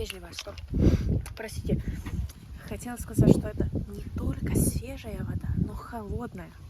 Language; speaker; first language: Russian; non-native, fluent; English